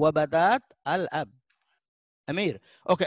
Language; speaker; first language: English; non-native, fluent; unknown